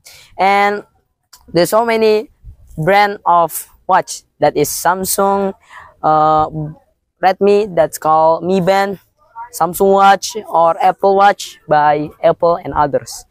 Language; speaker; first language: English; non-native, learner; Indonesian